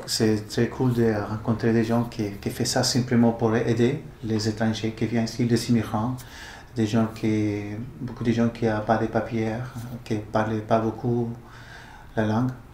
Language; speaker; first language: French; non-native, fluent; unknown